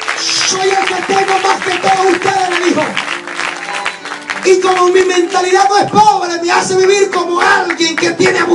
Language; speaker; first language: Spanish; native; Spanish